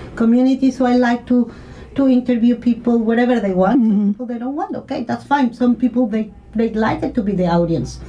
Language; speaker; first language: English; non-native, learner; Spanish